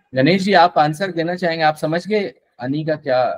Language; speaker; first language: Hindi; native; Hindi